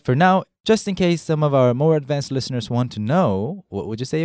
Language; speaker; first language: English; non-native, fluent; Korean